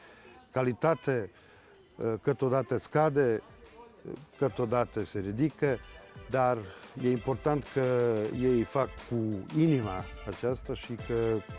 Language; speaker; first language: Romanian; early bilingual, heritage; Serbian